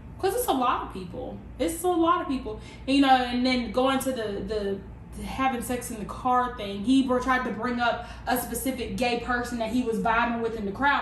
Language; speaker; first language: English; native; English